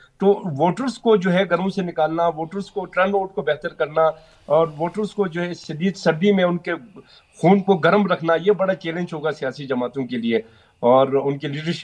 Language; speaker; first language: Hindi; non-native, local second language; Balti